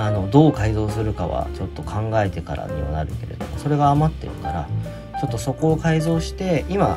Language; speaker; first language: Japanese; native; Japanese